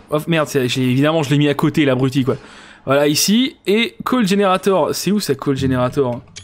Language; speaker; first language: French; native; French